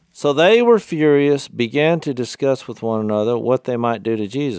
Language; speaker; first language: English; native; English